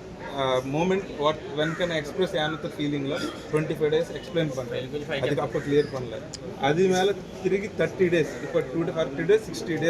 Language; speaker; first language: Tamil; non-native, local second language; Telugu